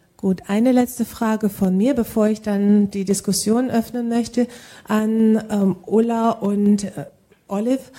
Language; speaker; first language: German; native; German